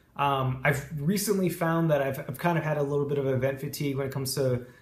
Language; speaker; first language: English; native; English